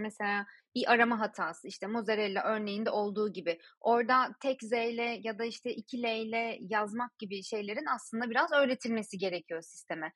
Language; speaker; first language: Turkish; native; Turkish